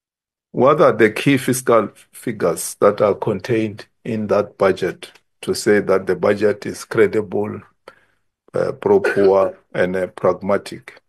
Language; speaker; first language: English; non-native, local second language; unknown